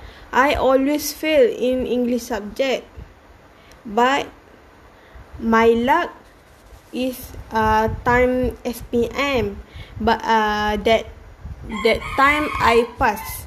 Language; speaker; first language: English; non-native, learner; Malay